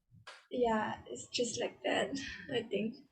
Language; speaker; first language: English; non-native, learner; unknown